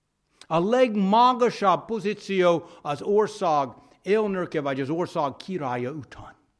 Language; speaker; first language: Hungarian; non-native, fluent; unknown